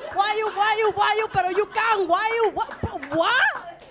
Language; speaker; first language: English; native; English